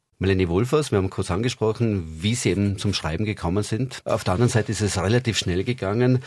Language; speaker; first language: German; native; German